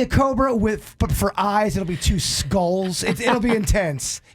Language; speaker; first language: English; native; English